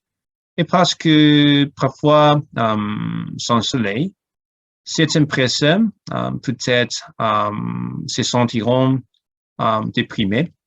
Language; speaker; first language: French; non-native, learner; Cantonese